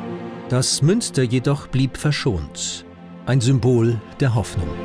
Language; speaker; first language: German; native; German